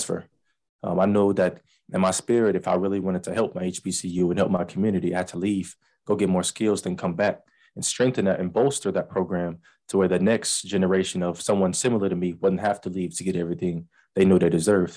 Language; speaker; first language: English; native; English